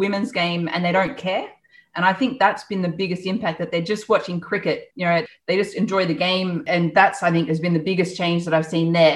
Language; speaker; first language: English; native; English